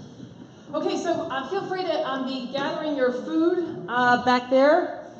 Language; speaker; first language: English; native; English